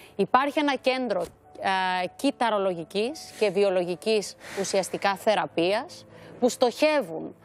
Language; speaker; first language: Greek; native; Greek